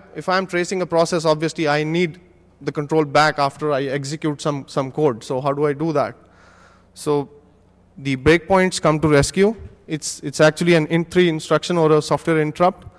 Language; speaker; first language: English; non-native, local second language; Hindi